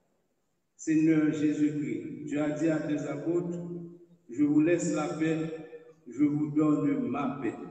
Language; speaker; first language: French; non-native, local second language; Haitian Creole